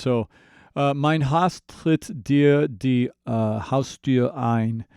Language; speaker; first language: German; non-native, learner; English